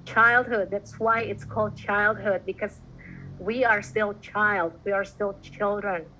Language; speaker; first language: English; non-native, fluent; Indonesian